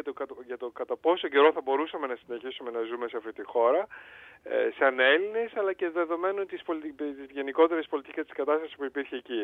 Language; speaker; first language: Greek; early bilingual, heritage; Greek